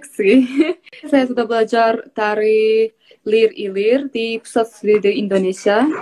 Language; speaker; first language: Indonesian; non-native, fluent; Azerbaijani